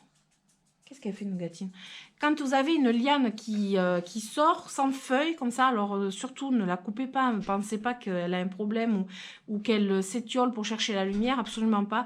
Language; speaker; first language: French; native; French